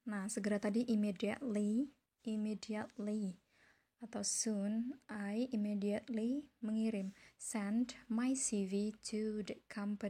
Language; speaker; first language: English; non-native, fluent; Indonesian